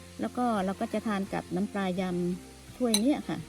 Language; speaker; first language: Thai; native; Thai